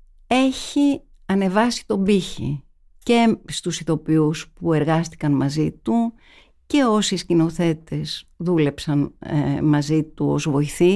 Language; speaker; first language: Greek; native; Greek